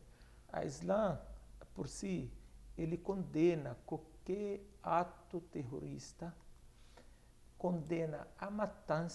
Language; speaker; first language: Portuguese; non-native, fluent; Arabic